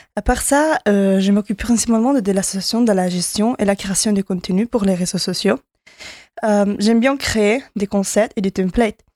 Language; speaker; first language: French; non-native, learner; Italian